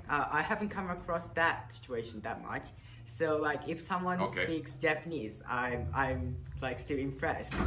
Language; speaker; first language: English; non-native, fluent; Japanese